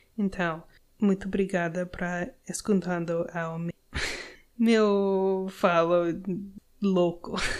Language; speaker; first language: Portuguese; non-native, learner; English